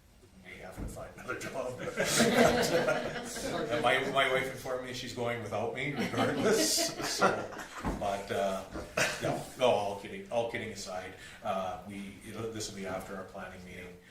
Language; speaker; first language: English; native; English